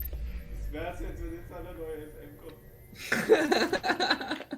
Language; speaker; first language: German; native; German